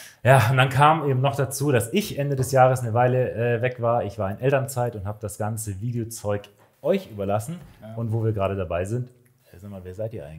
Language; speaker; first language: German; native; German